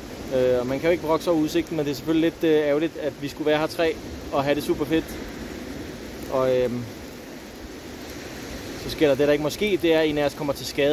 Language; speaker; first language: Danish; native; Danish